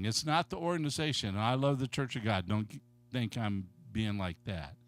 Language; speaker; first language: English; native; English